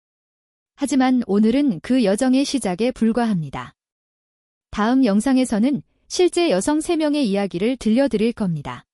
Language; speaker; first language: Korean; native; Korean